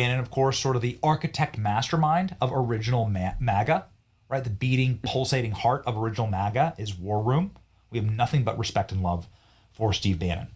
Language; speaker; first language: English; native; English